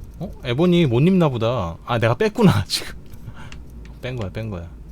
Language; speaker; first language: Korean; native; Korean